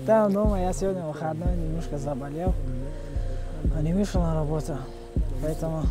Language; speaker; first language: Russian; non-native, fluent; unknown